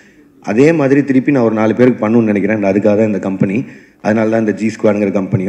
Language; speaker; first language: Tamil; native; Tamil